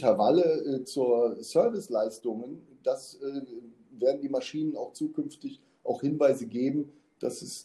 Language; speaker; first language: German; native; German